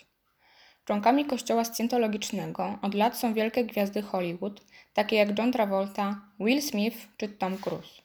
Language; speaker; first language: Polish; native; Polish